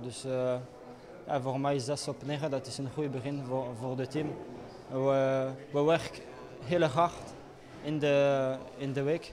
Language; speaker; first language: Dutch; non-native, learner; Italian